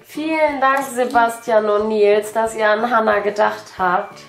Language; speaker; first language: German; native; German